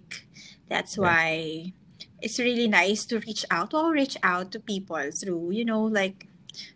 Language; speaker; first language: English; non-native, local second language; Hiligaynon